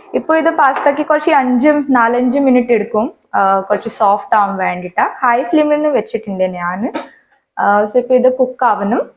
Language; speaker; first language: Malayalam; native; Malayalam